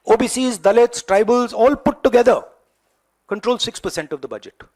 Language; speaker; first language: English; non-native, local second language; Hindi